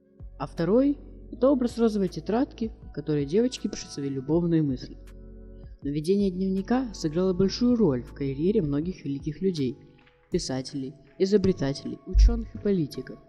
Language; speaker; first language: Russian; native; Russian